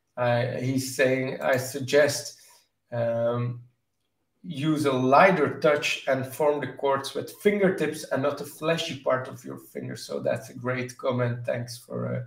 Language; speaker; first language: English; non-native, fluent; Dutch